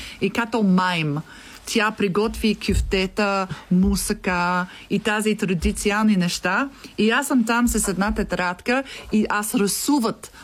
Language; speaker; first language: Bulgarian; non-native, learner; English